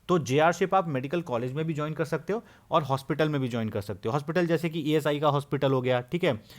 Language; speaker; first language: Hindi; native; Hindi